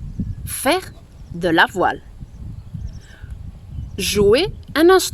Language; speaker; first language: French; non-native, fluent; Spanish